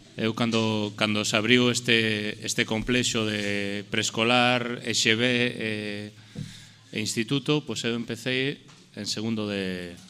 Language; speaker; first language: Galician; non-native, local second language; Spanish